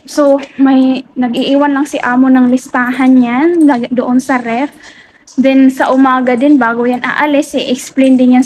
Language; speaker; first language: Filipino; native; Filipino